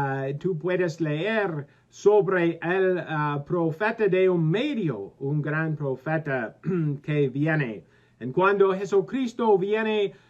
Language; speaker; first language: Spanish; non-native, learner; English